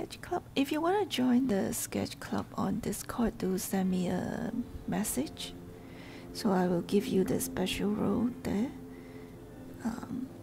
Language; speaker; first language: English; non-native, local second language; Cantonese